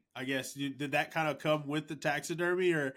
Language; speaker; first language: English; native; English